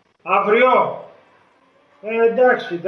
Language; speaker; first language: Greek; native; Greek